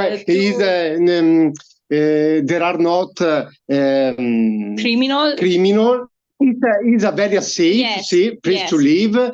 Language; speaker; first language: English; non-native, learner; Italian